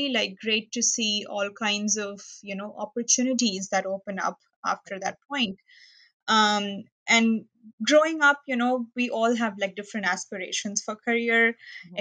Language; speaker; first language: English; non-native, local second language; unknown